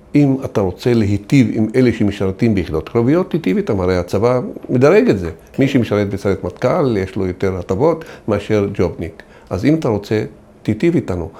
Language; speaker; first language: Hebrew; non-native, local second language; Arabic